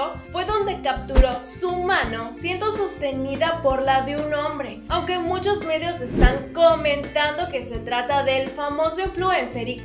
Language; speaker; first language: Spanish; native; Spanish